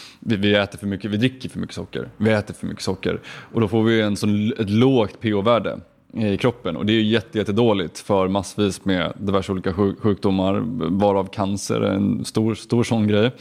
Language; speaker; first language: Swedish; native; Swedish